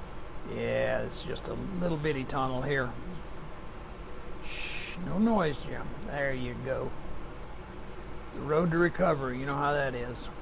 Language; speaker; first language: English; native; English